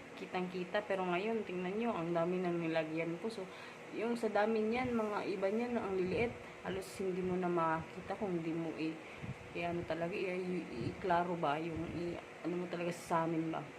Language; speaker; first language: Filipino; non-native, local second language; Cebuano